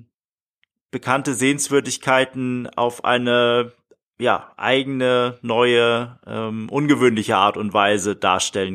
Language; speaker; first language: German; native; German